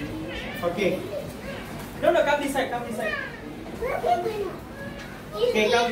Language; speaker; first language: English; non-native, local second language; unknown